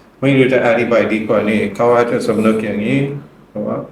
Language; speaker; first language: Thai; non-native, learner; English